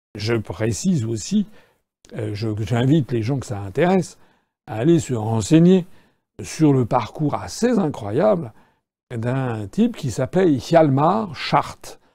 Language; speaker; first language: French; native; French